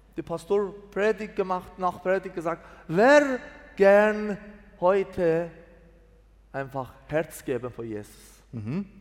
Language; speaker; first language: German; non-native, learner; Persian